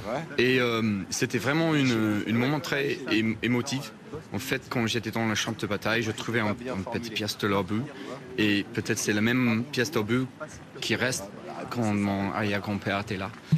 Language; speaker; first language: French; non-native, fluent; English